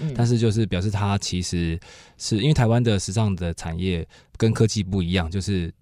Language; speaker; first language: Chinese; native; Chinese